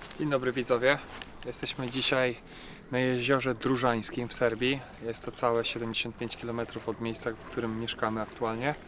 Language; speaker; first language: Polish; non-native, fluent; Serbian